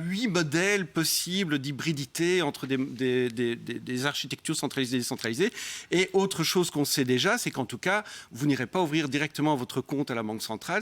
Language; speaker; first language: French; native; French